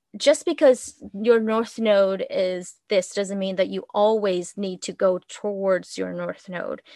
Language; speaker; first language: English; non-native, fluent; Vietnamese